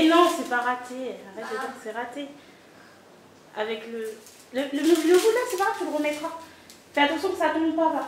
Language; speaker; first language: French; native; French